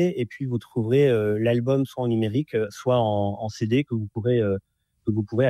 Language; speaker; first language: French; native; French